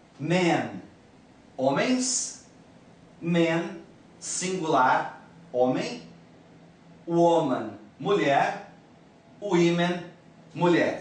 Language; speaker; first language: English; non-native, fluent; Portuguese